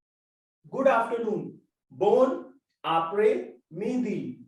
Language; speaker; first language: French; non-native, learner; Hindi